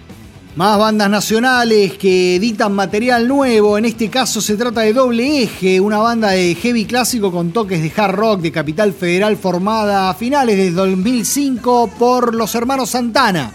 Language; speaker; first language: Spanish; native; Spanish